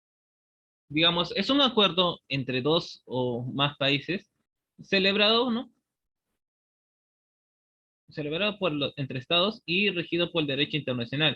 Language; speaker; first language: Spanish; native; Spanish